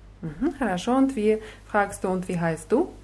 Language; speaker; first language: German; non-native, fluent; Russian